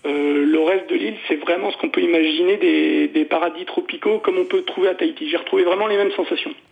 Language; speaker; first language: French; native; French